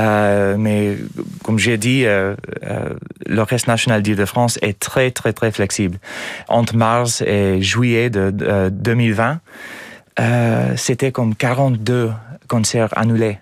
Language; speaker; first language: French; non-native, learner; English